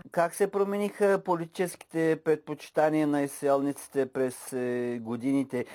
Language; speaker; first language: Bulgarian; non-native, local second language; Turkish